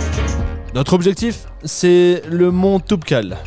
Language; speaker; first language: French; native; French